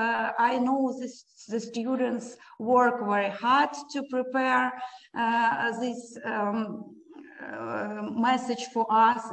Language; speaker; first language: English; non-native, learner; Ukrainian